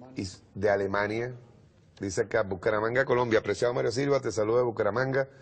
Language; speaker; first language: Spanish; native; Spanish